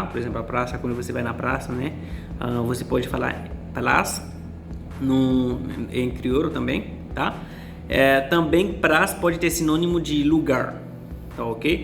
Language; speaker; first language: Portuguese; non-native, fluent; Haitian Creole